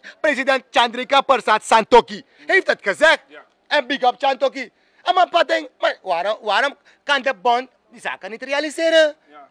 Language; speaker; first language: Dutch; native; Dutch